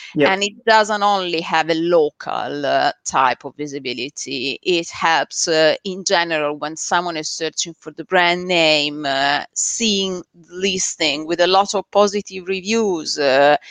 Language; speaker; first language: English; non-native, fluent; Italian